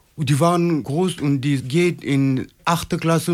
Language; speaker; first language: German; non-native, fluent; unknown